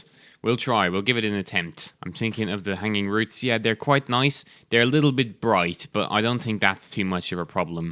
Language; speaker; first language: English; native; English